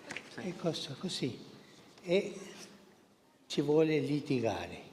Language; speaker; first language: Italian; early bilingual, heritage; Spanish